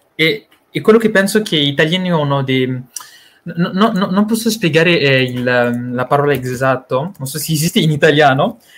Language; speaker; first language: Italian; non-native, fluent; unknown